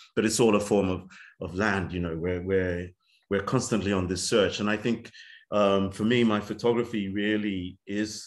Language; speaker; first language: English; native; English